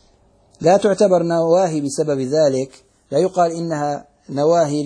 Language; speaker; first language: Arabic; native; Arabic